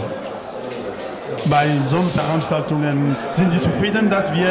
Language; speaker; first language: German; non-native, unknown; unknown